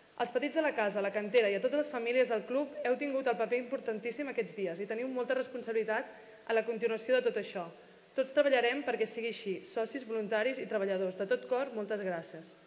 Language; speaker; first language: Catalan; native; Catalan